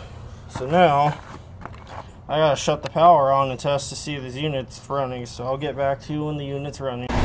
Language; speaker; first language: English; native; English